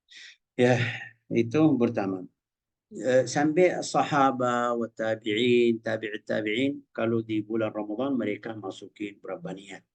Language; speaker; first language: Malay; non-native, fluent; Arabic